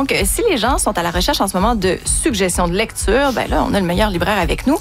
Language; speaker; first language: French; native; French